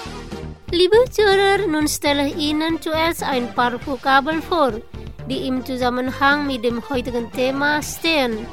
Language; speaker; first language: German; non-native, fluent; Indonesian